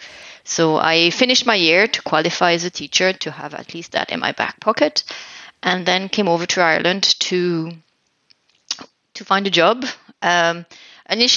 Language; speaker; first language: English; non-native, fluent; French